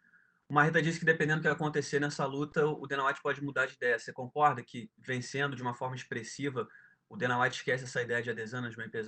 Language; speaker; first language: Portuguese; native; Portuguese